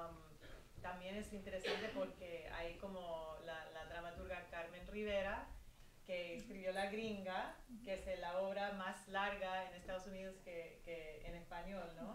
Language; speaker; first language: Spanish; early bilingual, heritage; Spanish